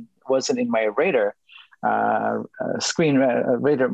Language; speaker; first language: English; non-native, local second language; Filipino